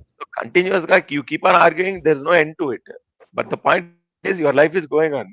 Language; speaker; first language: English; non-native, local second language; Telugu